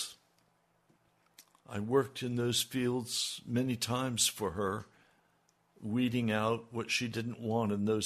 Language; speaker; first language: English; native; English